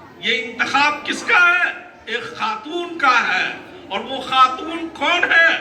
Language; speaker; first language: Urdu; native; Urdu